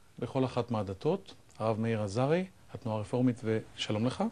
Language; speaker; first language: Hebrew; native; Hebrew